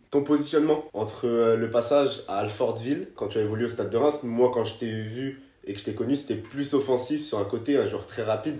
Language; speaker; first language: French; native; French